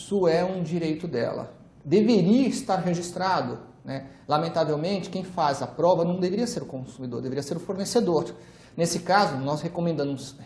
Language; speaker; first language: Portuguese; native; Portuguese